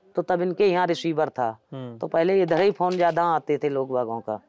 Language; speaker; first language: Hindi; native; Hindi